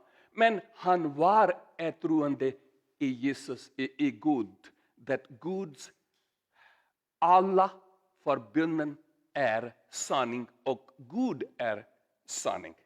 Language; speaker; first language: Swedish; non-native, learner; Urdu